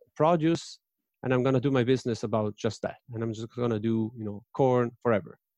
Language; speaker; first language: English; non-native, fluent; Italian